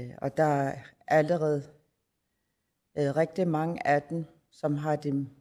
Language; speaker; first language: Danish; non-native, local second language; Kalaallisut